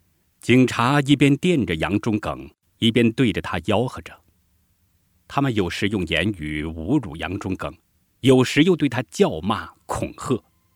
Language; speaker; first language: Chinese; native; Chinese